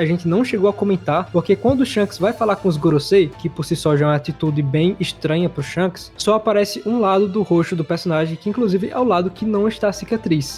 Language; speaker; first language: Portuguese; native; Portuguese